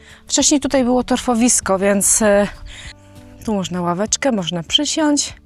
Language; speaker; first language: Polish; native; Polish